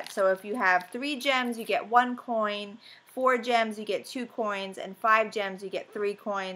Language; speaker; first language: English; native; English